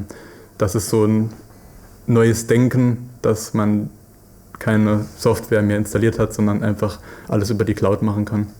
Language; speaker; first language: German; native; German